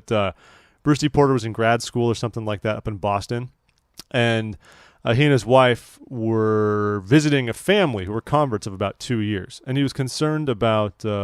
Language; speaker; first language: English; native; English